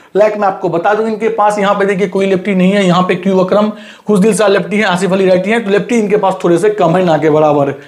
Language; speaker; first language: Hindi; native; Hindi